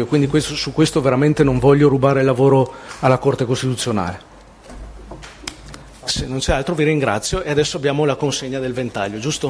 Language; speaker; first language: Italian; native; Italian